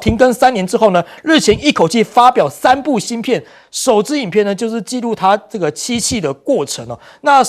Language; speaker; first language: Chinese; native; Chinese